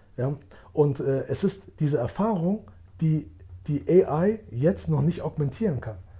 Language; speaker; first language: German; early bilingual, other home language; Albanian